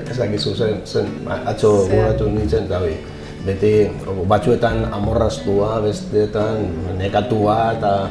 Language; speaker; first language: Basque; non-native, local second language; Spanish